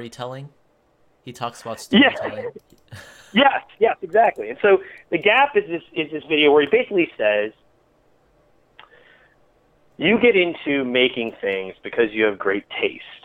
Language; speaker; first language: English; native; English